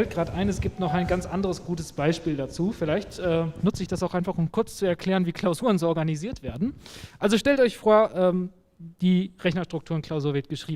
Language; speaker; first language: German; native; German